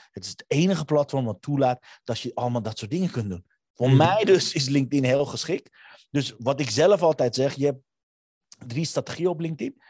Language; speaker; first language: Dutch; early bilingual, other home language; Armenian